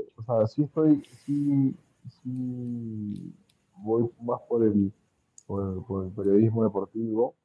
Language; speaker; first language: Spanish; native; Spanish